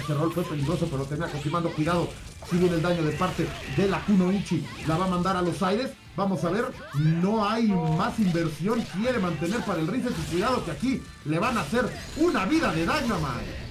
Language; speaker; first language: Spanish; native; Spanish